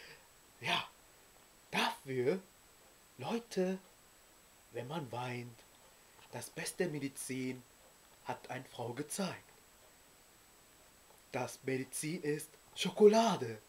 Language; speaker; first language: German; early bilingual, other home language; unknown